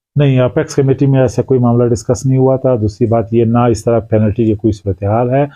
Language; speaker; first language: Urdu; non-native, local second language; Pashto